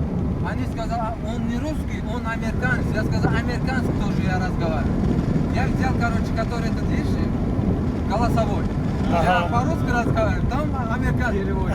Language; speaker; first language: Russian; non-native, local second language; Uzbek